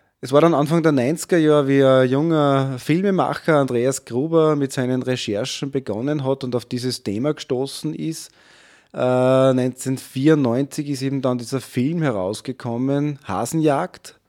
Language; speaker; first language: German; native; German